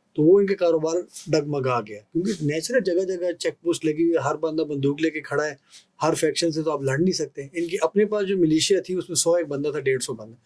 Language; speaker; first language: Urdu; non-native, local second language; Pashto